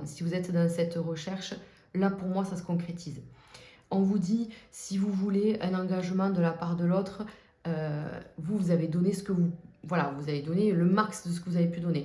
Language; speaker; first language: French; native; French